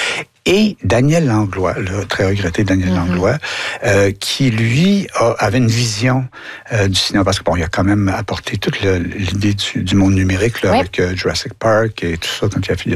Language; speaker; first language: French; native; French